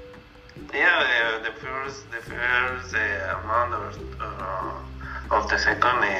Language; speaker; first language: English; non-native, learner; Spanish